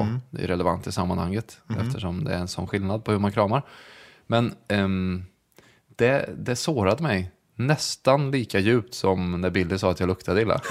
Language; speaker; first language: Swedish; native; Swedish